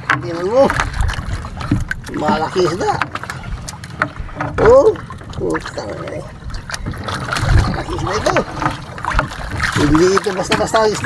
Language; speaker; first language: Filipino; non-native, local second language; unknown